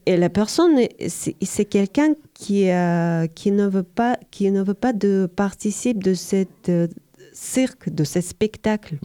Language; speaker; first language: French; non-native, learner; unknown